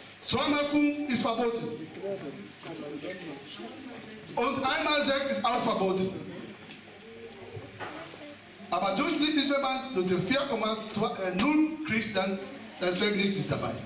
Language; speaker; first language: German; non-native, fluent; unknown